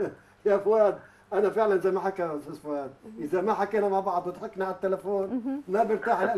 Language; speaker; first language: Arabic; native; Arabic